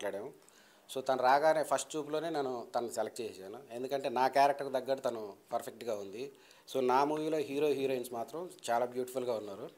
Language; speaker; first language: Telugu; native; Telugu